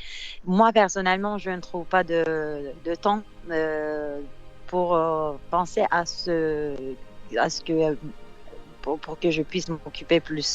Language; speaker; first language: French; non-native, fluent; Turkish